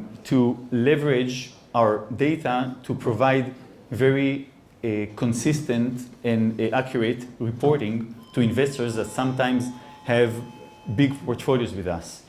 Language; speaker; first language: English; non-native, fluent; Hebrew